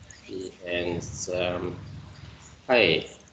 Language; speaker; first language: English; non-native, learner; Vietnamese